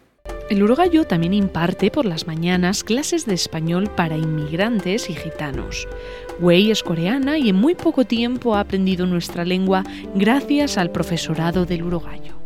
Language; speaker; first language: Spanish; native; Spanish